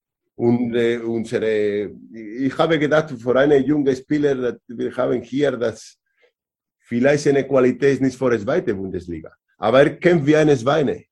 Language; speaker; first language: German; non-native, learner; Spanish